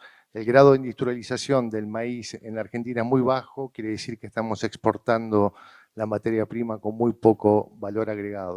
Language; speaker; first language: Spanish; native; Spanish